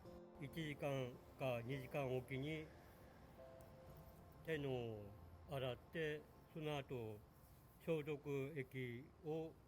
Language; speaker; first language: Japanese; native; Japanese